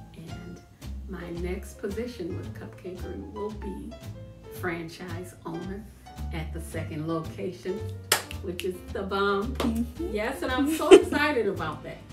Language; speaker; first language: English; native; English